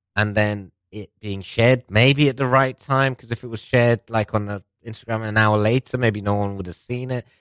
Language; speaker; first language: English; non-native, local second language; Persian